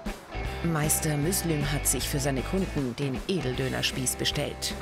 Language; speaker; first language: German; native; German